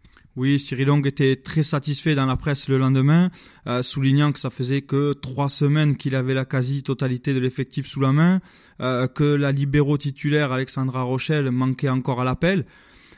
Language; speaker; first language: French; native; French